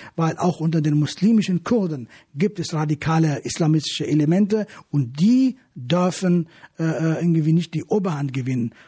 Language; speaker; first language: German; non-native, fluent; Arabic